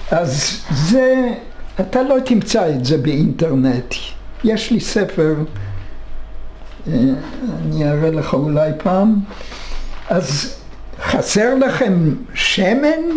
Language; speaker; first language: Hebrew; non-native, fluent; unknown